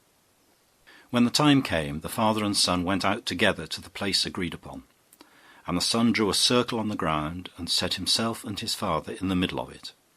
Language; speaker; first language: English; native; English